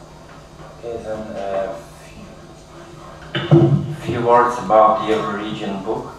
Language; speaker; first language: English; non-native, learner; Ukrainian